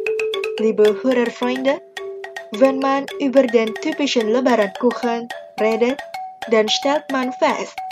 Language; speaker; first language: German; non-native, fluent; Indonesian